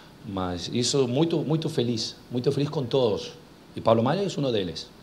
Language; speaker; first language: Portuguese; non-native, fluent; Spanish